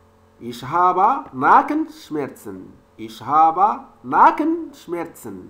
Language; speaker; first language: German; non-native, learner; French